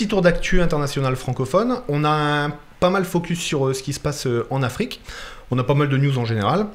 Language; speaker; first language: French; native; French